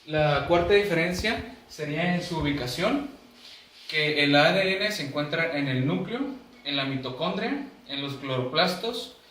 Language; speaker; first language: Spanish; native; Spanish